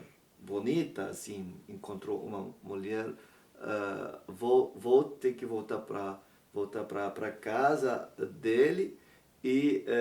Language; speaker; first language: Portuguese; non-native, learner; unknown